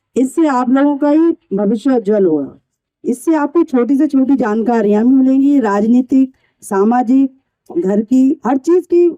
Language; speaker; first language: Hindi; native; Hindi